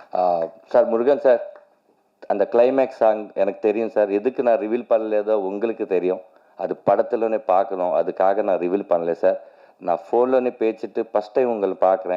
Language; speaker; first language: Tamil; non-native, learner; Telugu